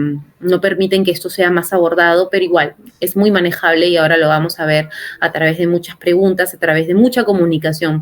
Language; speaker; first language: Spanish; native; Spanish